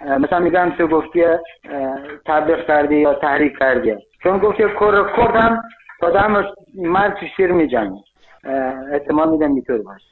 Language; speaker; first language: Persian; non-native, local second language; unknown